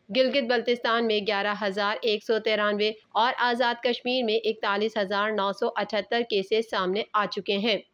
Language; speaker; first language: Urdu; native; Urdu